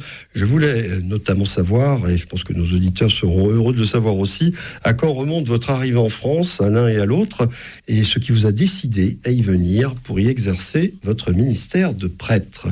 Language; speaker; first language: French; native; French